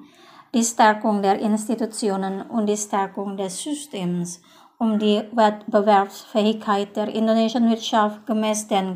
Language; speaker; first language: German; non-native, fluent; Indonesian